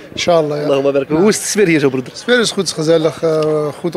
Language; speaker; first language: Dutch; native; Dutch